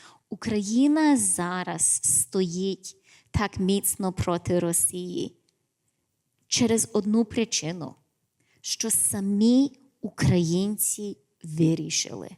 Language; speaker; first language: Ukrainian; early bilingual, heritage; English